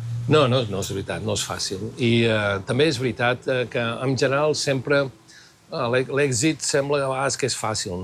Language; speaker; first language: Catalan; native; Catalan